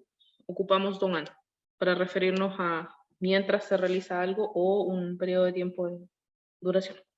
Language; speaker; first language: Spanish; non-native, learner; Korean